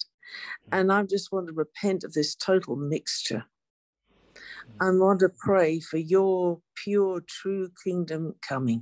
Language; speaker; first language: English; native; English